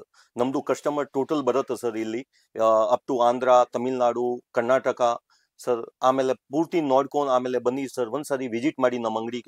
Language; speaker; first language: Kannada; non-native, local second language; Telugu